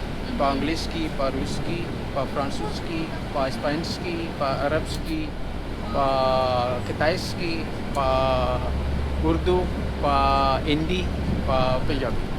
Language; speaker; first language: Russian; non-native, learner; Urdu